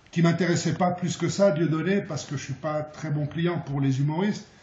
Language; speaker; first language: French; early bilingual, other home language; Arabic